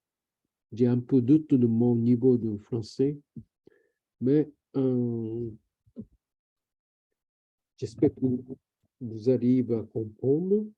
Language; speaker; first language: French; non-native, learner; Japanese